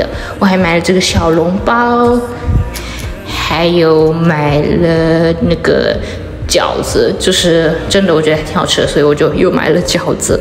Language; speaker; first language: Chinese; early bilingual, heritage; Chinese